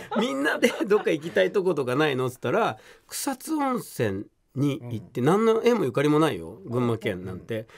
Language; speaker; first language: Japanese; native; Japanese